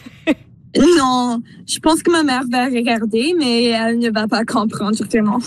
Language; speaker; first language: French; non-native, local second language; English